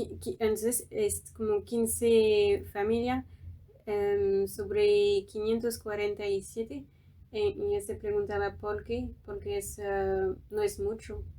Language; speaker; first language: Spanish; non-native, fluent; French